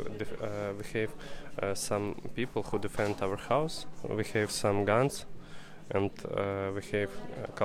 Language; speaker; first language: English; non-native, learner; Russian